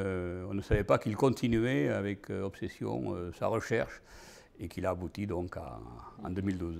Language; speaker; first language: French; native; French